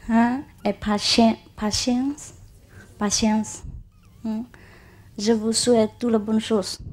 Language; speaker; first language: French; non-native, fluent; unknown